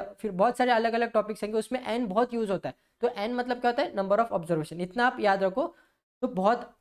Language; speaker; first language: Hindi; non-native, local second language; Marathi